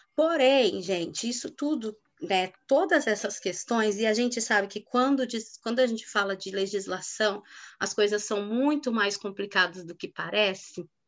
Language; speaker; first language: Portuguese; native; Portuguese